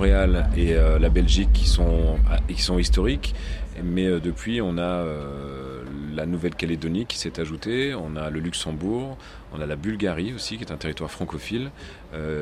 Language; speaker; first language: French; native; French